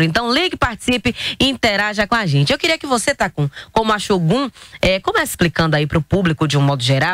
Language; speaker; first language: Portuguese; native; Portuguese